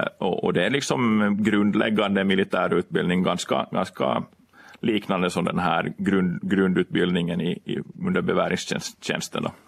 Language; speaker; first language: Swedish; native; Swedish